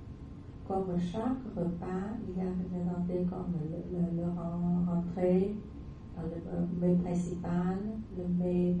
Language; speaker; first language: French; non-native, learner; Vietnamese